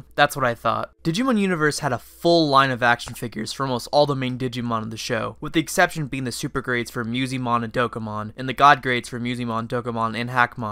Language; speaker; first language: English; native; English